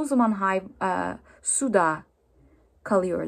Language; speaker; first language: Turkish; non-native, learner; English